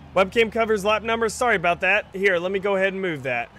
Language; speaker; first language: English; native; English